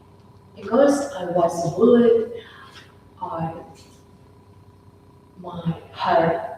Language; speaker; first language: English; non-native, learner; Russian